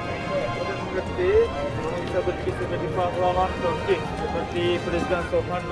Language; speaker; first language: Indonesian; non-native, learner; Turkish